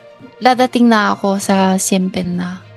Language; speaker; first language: Filipino; non-native, learner; Chinese